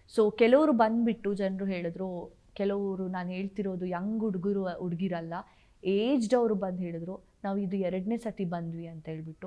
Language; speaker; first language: Kannada; non-native, local second language; Tulu